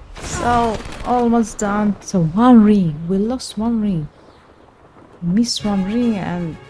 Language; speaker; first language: English; non-native, learner; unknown